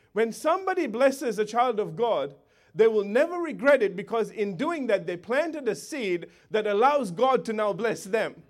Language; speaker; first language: English; native; English